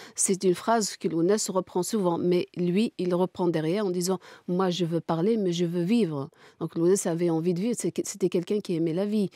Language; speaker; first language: French; non-native, local second language; Kabyle